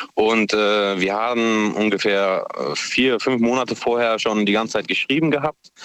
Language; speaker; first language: German; native; German